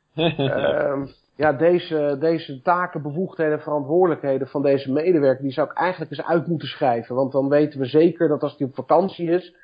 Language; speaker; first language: Dutch; native; Dutch